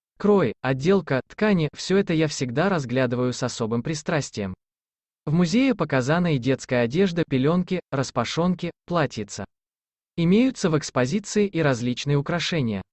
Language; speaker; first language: Russian; native; Russian